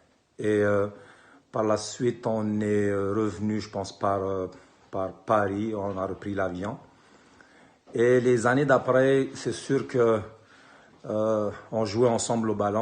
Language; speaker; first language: French; non-native, local second language; Kabyle